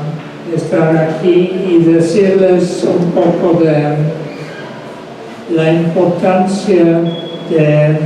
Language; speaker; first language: Spanish; non-native, fluent; English